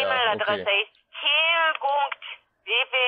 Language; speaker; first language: German; non-native, learner; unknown